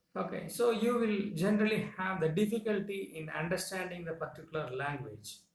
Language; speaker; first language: English; non-native, local second language; Tamil